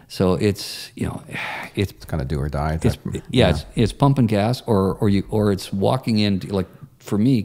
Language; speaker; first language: English; native; English